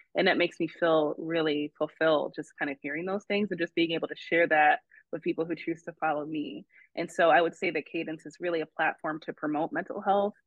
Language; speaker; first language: English; native; English